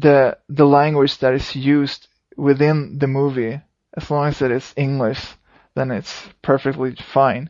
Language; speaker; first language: English; non-native, fluent; Swedish